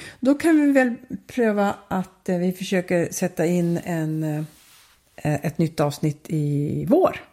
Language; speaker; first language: Swedish; early bilingual, other home language; Finnish